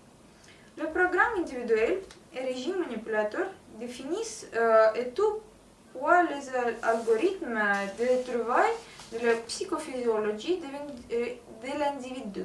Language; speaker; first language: French; non-native, learner; Russian